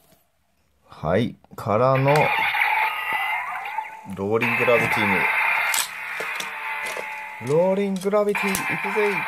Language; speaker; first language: Japanese; native; Japanese